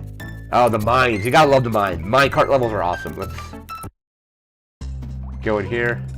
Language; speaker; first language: English; native; English